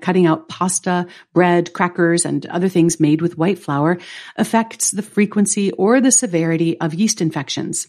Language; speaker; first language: English; native; English